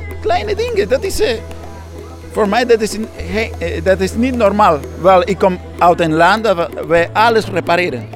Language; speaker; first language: Dutch; non-native, learner; Spanish